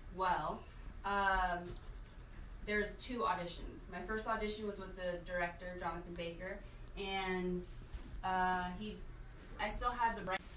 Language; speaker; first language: English; native; English